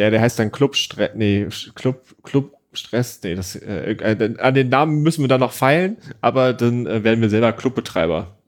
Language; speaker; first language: German; native; German